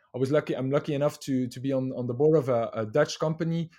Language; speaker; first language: English; non-native, fluent; Dutch